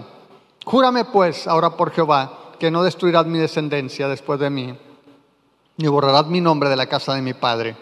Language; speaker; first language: Spanish; native; Spanish